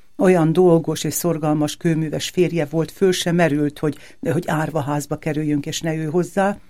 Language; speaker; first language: Hungarian; native; Hungarian